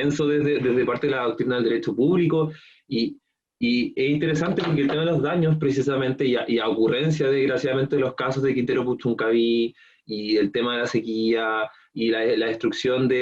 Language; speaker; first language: Spanish; native; Spanish